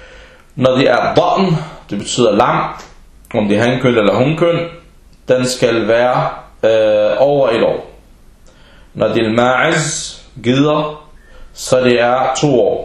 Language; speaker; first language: Danish; early bilingual, other home language; Arabic